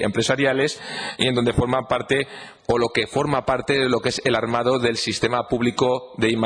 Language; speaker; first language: Spanish; native; Spanish